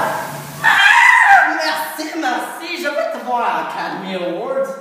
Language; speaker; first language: French; non-native, learner; English